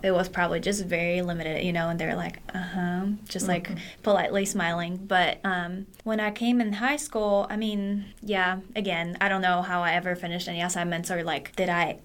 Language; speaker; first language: English; non-native, fluent; Polish